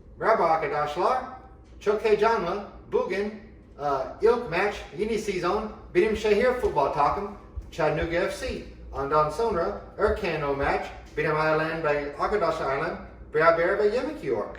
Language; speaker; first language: Turkish; non-native, learner; English